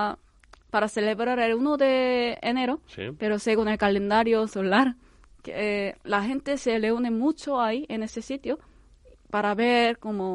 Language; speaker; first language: Spanish; non-native, fluent; Korean